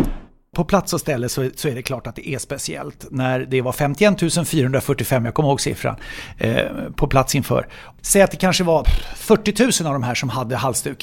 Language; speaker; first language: Swedish; native; Swedish